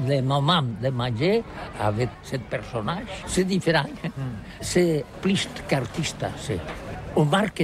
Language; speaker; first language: French; non-native, learner; Catalan